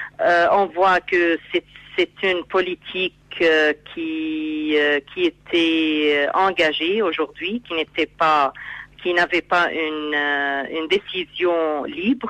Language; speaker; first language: French; non-native, fluent; Arabic